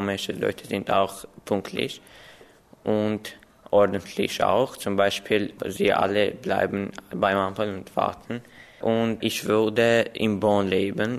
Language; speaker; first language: German; non-native, learner; Armenian